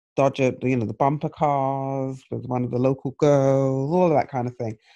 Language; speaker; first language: English; native; English